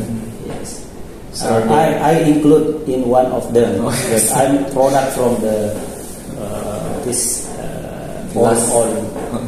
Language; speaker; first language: English; non-native, local second language; Indonesian